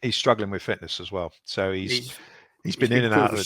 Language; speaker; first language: English; native; English